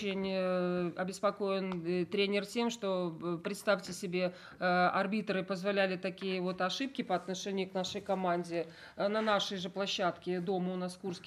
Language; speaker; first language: Russian; native; Russian